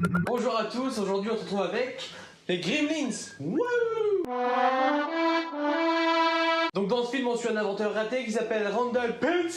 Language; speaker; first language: French; native; French